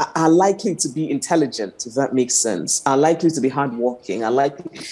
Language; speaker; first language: English; non-native, local second language; Igbo